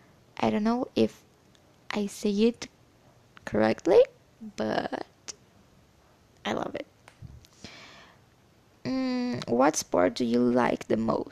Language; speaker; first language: English; non-native, learner; Portuguese